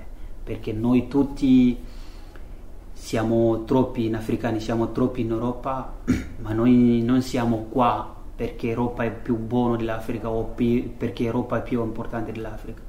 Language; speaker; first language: Italian; non-native, learner; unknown